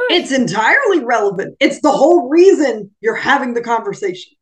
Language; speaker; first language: English; early bilingual, other home language; Italian